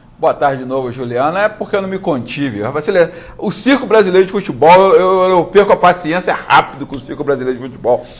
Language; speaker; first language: Portuguese; native; Portuguese